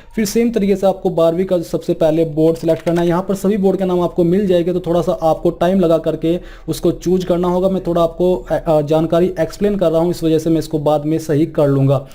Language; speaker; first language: Hindi; native; Hindi